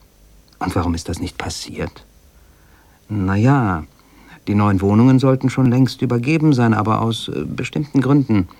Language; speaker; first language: German; native; German